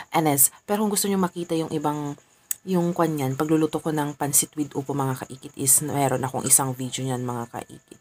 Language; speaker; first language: Filipino; non-native, local second language; Iloko